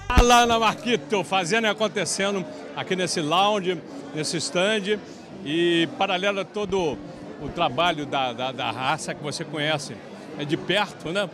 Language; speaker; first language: Portuguese; native; Portuguese